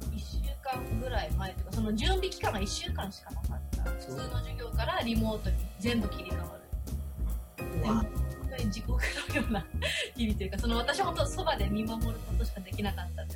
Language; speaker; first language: Japanese; native; Japanese